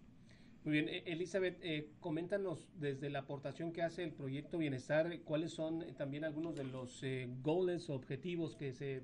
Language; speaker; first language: Spanish; native; Spanish